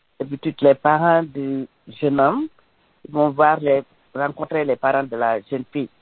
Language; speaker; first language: French; non-native, local second language; Wolof